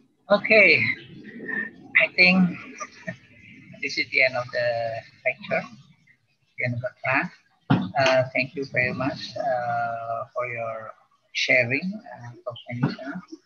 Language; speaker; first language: English; non-native, fluent; Indonesian